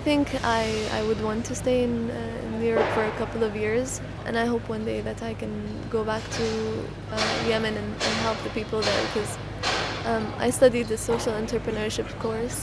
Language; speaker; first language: English; non-native, fluent; Arabic